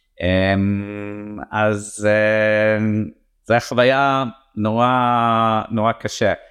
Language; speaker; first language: Hebrew; non-native, fluent; English